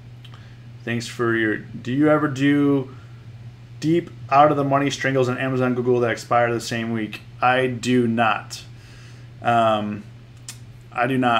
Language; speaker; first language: English; native; English